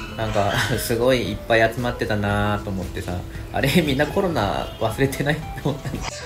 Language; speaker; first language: Japanese; native; Japanese